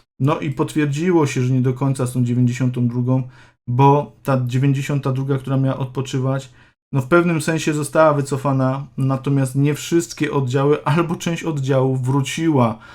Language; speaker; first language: Polish; native; Polish